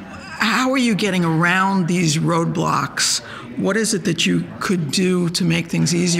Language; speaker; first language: English; native; English